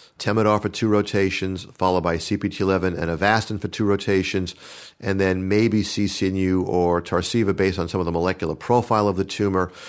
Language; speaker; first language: English; native; English